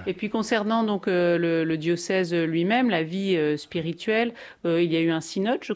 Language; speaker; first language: French; native; French